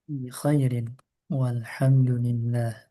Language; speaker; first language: Arabic; non-native, fluent; Indonesian